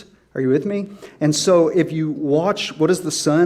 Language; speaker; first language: English; native; English